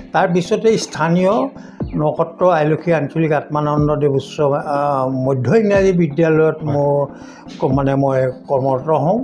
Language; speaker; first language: Assamese; non-native, local second language; Marwari